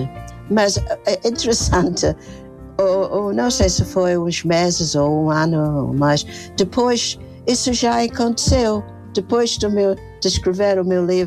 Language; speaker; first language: Portuguese; non-native, fluent; English